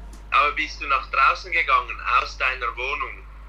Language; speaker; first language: German; native; German